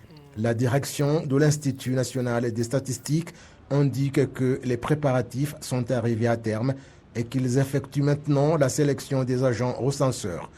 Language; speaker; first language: French; non-native, local second language; Kinyarwanda